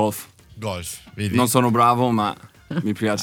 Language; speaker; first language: Italian; non-native, learner; English